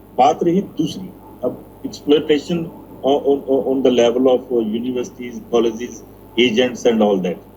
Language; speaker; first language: Hindi; non-native, local second language; Punjabi